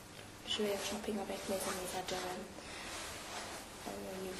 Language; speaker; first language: French; non-native, learner; English